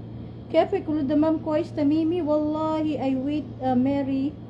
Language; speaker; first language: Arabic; non-native, learner; Filipino